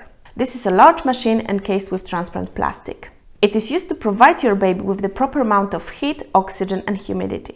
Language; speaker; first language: English; non-native, fluent; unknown